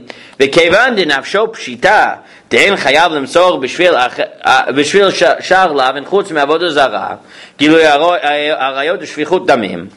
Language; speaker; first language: Hebrew; non-native, fluent; English